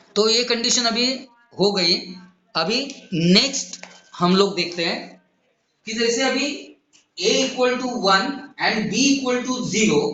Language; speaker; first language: Hindi; non-native, local second language; Marathi